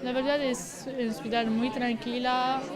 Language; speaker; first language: Spanish; non-native, learner; Arabic